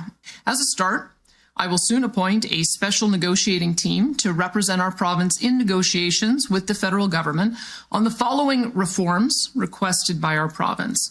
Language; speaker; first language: English; native; English